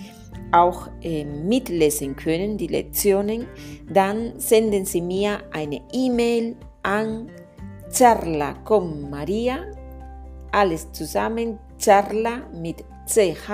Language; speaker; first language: German; non-native, fluent; Spanish